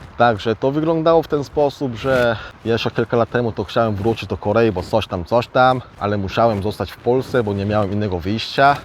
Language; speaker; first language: Polish; early bilingual, other home language; Korean